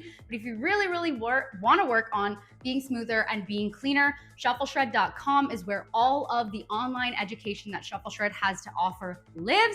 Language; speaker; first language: English; native; English